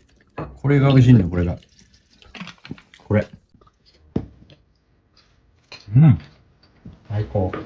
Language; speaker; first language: Japanese; native; Japanese